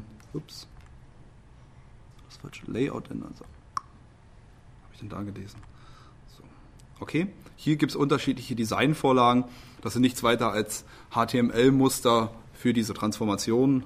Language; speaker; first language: German; native; German